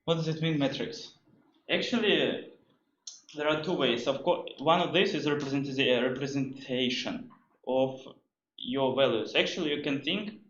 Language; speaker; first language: English; non-native, fluent; Russian